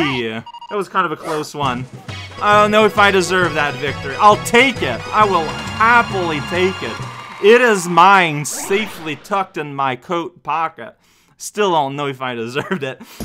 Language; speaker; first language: English; native; English